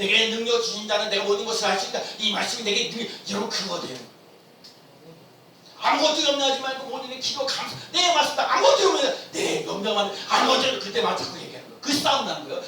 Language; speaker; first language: Korean; native; Korean